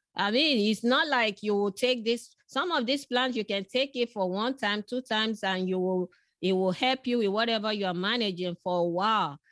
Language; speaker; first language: English; non-native, local second language; Yoruba